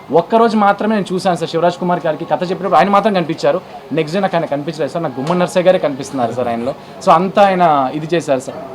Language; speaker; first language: Telugu; native; Telugu